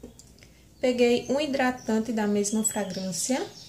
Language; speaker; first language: Portuguese; native; Portuguese